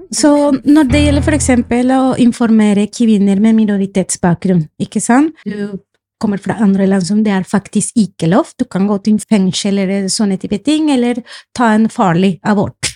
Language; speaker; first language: Norwegian; non-native, fluent; Spanish